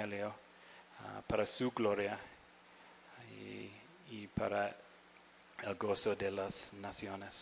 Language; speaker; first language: Spanish; non-native, fluent; English